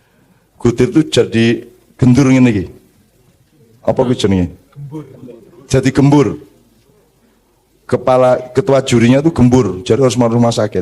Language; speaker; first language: Indonesian; native; Indonesian